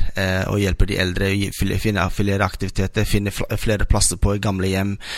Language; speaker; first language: Norwegian; non-native, fluent; Somali